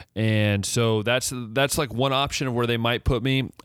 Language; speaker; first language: English; native; English